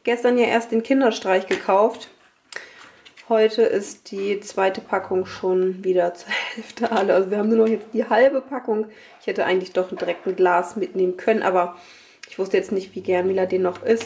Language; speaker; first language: German; native; German